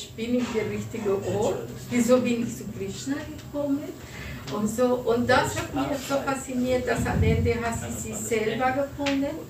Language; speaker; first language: German; non-native, fluent; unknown